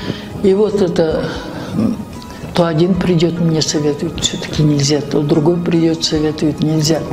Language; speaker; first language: Russian; non-native, local second language; Kyrgyz